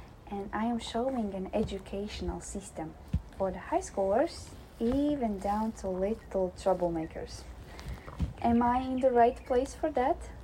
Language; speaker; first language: English; non-native, fluent; Latvian